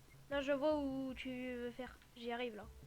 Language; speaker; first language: French; native; French